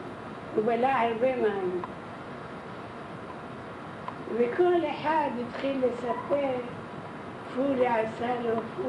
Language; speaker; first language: Hebrew; non-native, fluent; Arabic